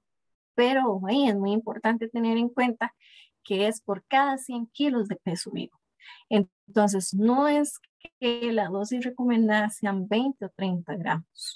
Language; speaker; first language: Spanish; native; Spanish